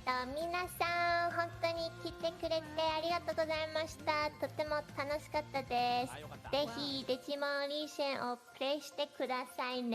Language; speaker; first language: Japanese; non-native, learner; English